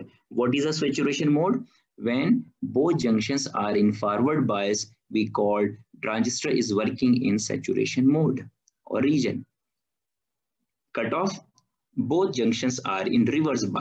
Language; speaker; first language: English; non-native, fluent; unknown